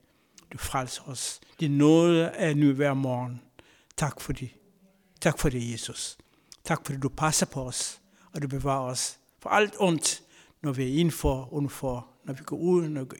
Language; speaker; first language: Danish; non-native, fluent; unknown